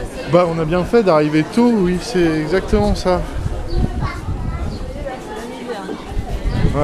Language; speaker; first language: French; native; French